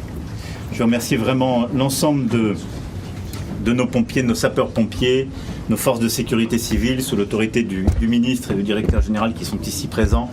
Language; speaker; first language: French; native; French